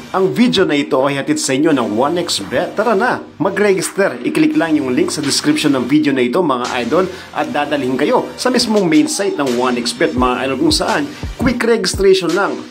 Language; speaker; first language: Filipino; non-native, local second language; Pampanga